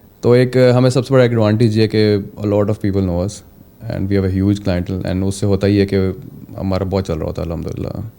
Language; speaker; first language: Urdu; native; Urdu